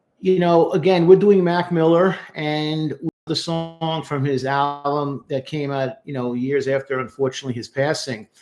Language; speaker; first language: English; native; English